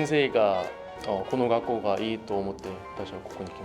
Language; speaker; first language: Japanese; non-native, learner; Korean